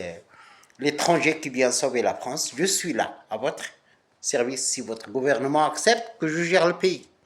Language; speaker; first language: French; non-native, local second language; Arabic